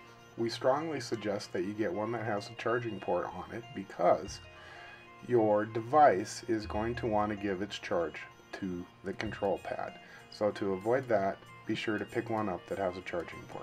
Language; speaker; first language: English; native; English